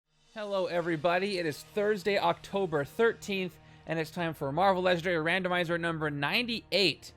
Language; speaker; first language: English; native; English